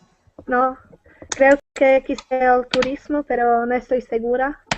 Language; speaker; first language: Spanish; non-native, learner; Czech